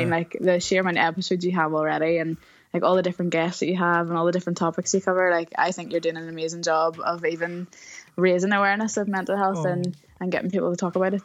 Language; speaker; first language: English; native; English